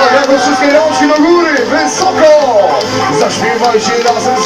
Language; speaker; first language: Polish; native; Polish